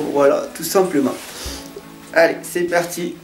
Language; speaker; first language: French; native; French